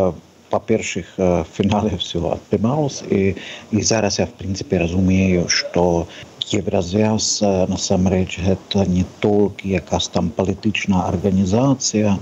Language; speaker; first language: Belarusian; non-native, learner; Czech